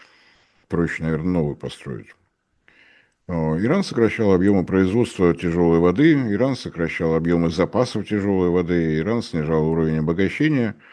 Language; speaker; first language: Russian; native; Russian